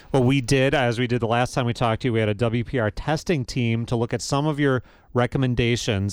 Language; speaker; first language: English; native; English